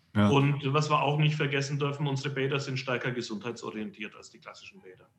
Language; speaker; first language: German; native; German